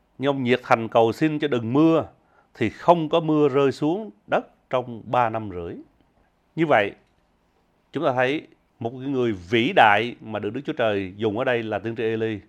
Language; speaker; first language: Vietnamese; early bilingual, heritage; Vietnamese